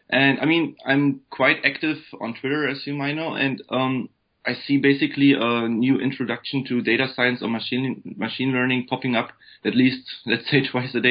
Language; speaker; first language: English; non-native, fluent; German